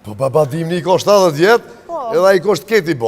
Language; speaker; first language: Albanian; native; Albanian